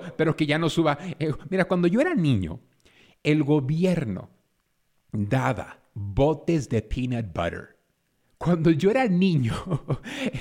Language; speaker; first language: Spanish; early bilingual, heritage; Spanish